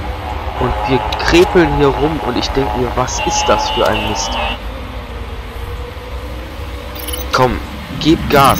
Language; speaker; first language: German; native; German